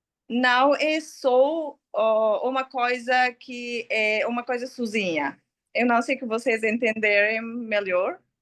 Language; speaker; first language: Portuguese; non-native, learner; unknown